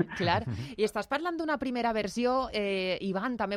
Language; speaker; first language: Catalan; native; Catalan